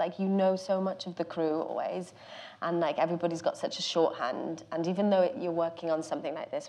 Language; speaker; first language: English; native; English